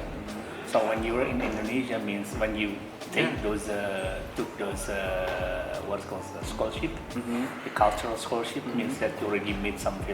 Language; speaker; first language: English; non-native, learner; Indonesian